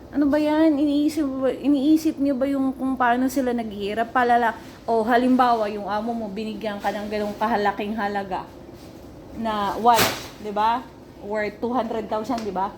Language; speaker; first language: Filipino; native; Filipino